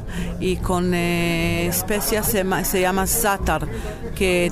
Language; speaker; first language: Spanish; non-native, learner; Hebrew